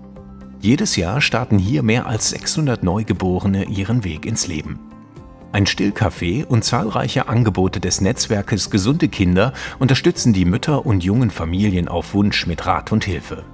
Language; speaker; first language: German; native; German